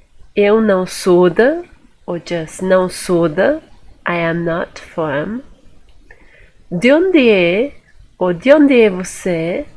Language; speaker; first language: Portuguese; non-native, fluent; English